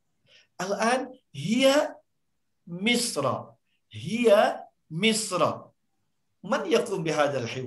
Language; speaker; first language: Arabic; non-native, fluent; Indonesian